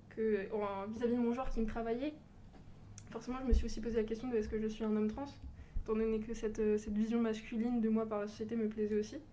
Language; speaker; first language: French; early bilingual, other home language; Portuguese